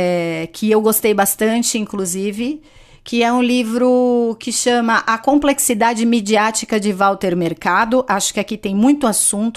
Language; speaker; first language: Portuguese; native; Portuguese